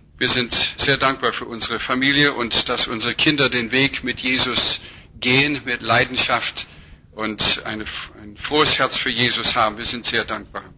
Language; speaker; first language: German; non-native, fluent; English